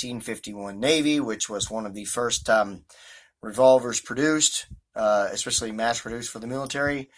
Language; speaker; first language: English; native; English